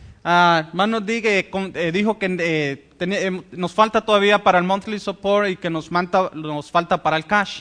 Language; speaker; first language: Spanish; native; Spanish